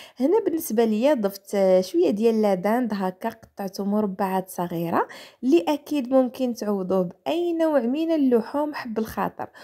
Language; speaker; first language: Arabic; native; Arabic